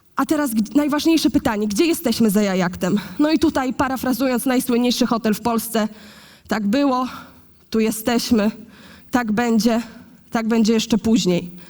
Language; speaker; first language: Polish; native; Polish